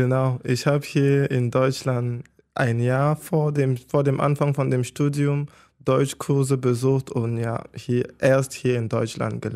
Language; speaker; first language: German; non-native, fluent; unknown